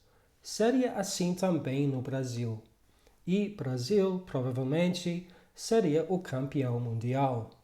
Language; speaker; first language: Portuguese; non-native, fluent; English